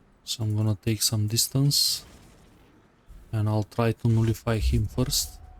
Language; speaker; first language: English; non-native, fluent; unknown